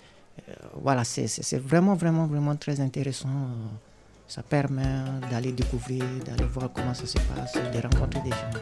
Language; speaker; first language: French; non-native, local second language; Sango